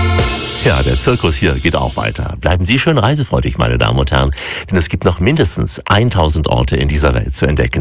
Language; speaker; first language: German; native; German